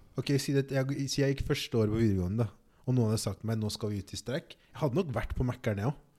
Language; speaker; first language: Norwegian; early bilingual, other home language; Igbo